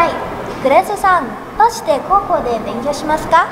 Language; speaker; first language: Japanese; non-native, learner; Thai